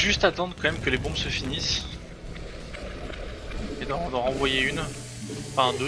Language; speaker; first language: French; native; French